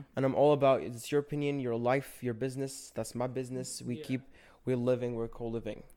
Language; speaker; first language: English; non-native, fluent; Arabic